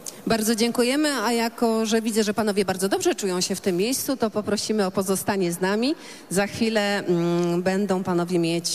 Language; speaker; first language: Polish; native; Polish